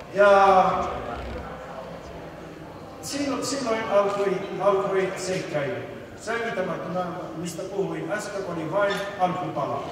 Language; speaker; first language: Finnish; non-native, fluent; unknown